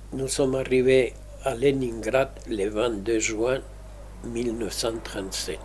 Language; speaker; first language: French; non-native, fluent; Spanish